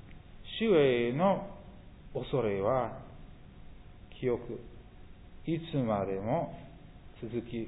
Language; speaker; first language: Japanese; non-native, fluent; English